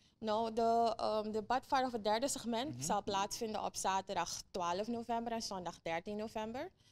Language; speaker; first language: Dutch; native; Dutch